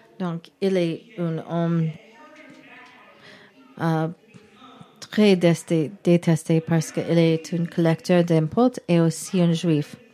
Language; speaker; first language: French; non-native, learner; English